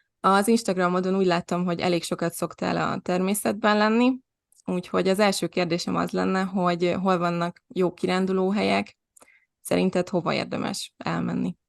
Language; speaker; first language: Hungarian; native; Hungarian